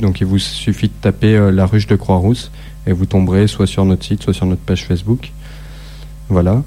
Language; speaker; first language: French; native; French